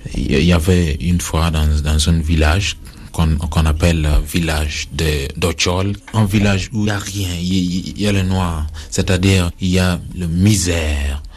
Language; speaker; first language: French; non-native, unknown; Acoli